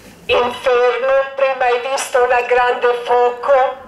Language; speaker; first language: Italian; non-native, learner; Croatian